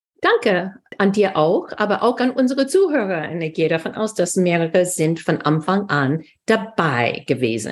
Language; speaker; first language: German; non-native, fluent; English